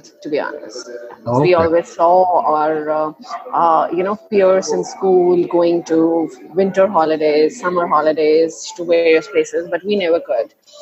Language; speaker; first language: English; non-native, local second language; Hindi